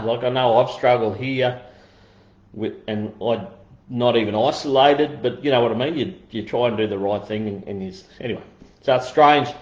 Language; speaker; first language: English; native; English